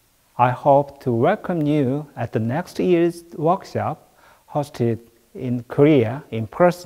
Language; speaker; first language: English; non-native, fluent; Korean